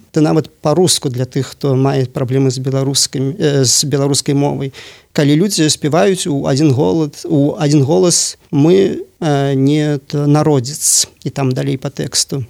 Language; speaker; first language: Belarusian; native; Belarusian